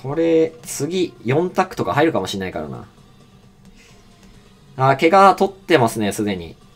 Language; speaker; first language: Japanese; native; Japanese